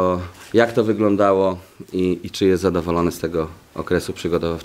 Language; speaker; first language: Polish; native; Polish